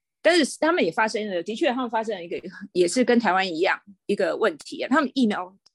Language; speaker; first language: Chinese; native; Chinese